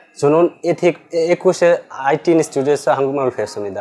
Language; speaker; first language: Korean; non-native, learner; Bangla